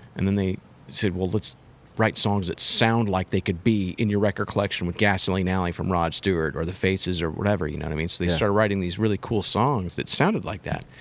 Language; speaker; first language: English; native; English